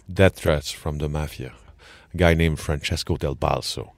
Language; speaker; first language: English; non-native, fluent; French